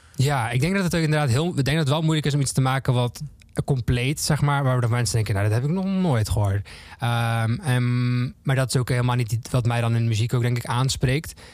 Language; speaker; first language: Dutch; native; Dutch